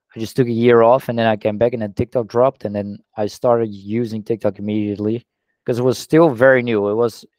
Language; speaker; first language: English; non-native, fluent; Dutch